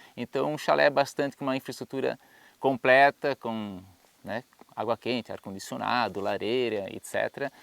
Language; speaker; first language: Portuguese; native; Portuguese